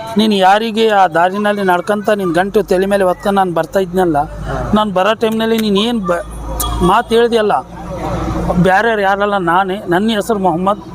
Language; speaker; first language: Kannada; non-native, local second language; Urdu